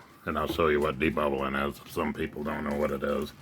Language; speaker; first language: English; native; English